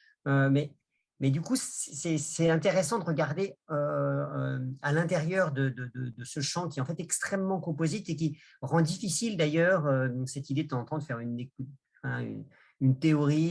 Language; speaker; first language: French; native; French